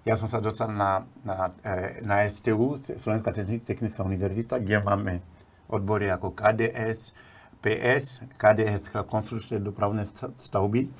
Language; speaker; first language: Slovak; non-native, fluent; Bambara